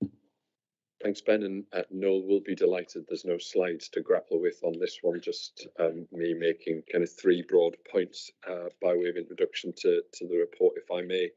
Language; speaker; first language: English; native; English